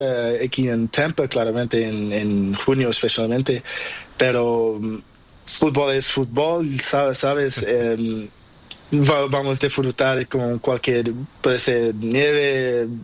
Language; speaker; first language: Spanish; non-native, learner; Portuguese